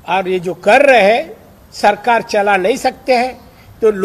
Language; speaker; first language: Hindi; non-native, local second language; Marathi